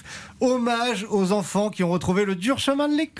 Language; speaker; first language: French; native; French